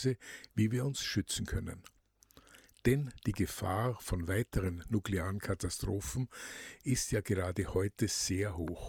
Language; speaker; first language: German; native; German